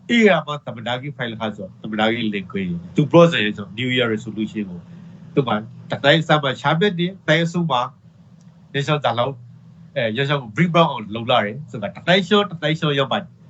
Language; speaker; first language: Burmese; native; Burmese